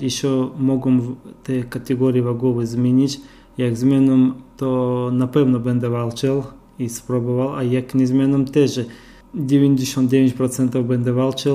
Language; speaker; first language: Polish; non-native, fluent; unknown